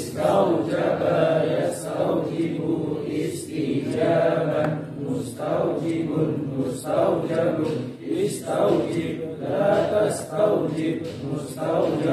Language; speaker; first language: Arabic; non-native, learner; Indonesian